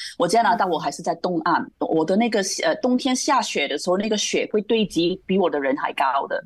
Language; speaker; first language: Chinese; non-native, local second language; Cantonese